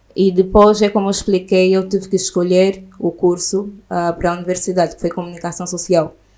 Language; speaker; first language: Portuguese; native; Portuguese